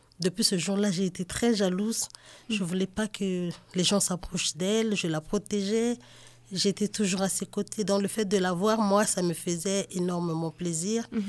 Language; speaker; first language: French; non-native, local second language; Lingala